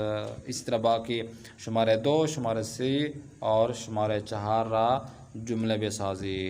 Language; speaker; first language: Persian; non-native, fluent; Urdu